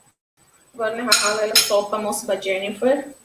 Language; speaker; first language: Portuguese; non-native, local second language; Tetum